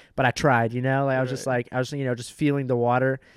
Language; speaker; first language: English; native; English